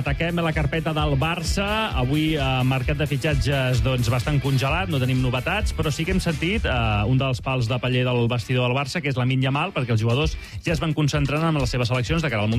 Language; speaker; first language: Catalan; native; Catalan